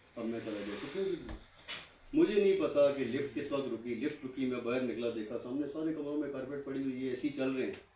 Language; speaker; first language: Urdu; native; Urdu